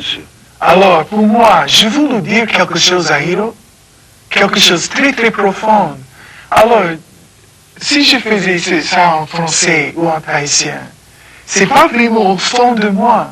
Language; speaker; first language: French; non-native, fluent; English